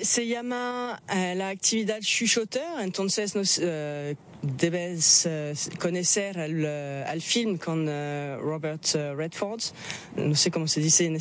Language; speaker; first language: Spanish; non-native, fluent; French